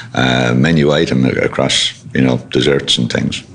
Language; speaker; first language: English; native; English